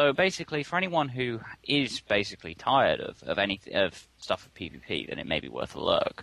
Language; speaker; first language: English; native; English